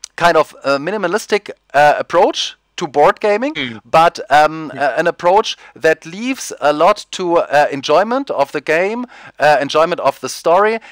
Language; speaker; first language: English; non-native, fluent; German